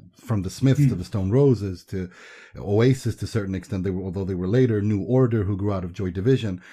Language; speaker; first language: English; early bilingual, other home language; Persian